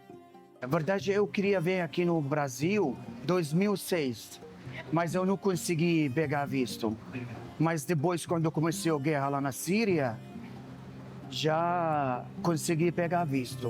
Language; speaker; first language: Portuguese; non-native, learner; Arabic